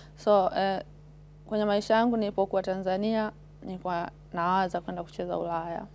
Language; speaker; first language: Swahili; native; Swahili